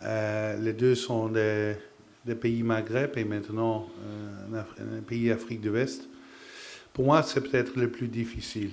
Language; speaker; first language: French; non-native, fluent; Dutch